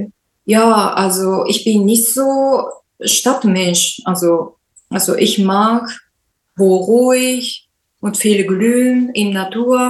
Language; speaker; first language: German; non-native, learner; Japanese